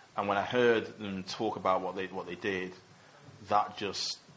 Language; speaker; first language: English; native; English